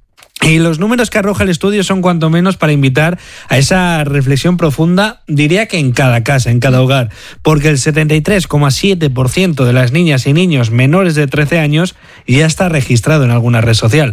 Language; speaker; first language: Spanish; native; Spanish